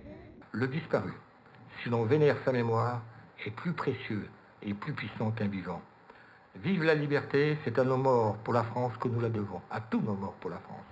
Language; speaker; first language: French; native; French